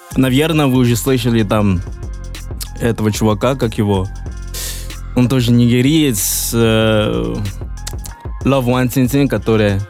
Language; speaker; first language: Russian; non-native, fluent; Yoruba